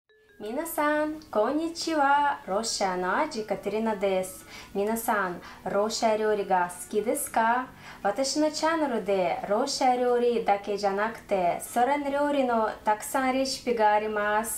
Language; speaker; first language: Japanese; non-native, learner; Russian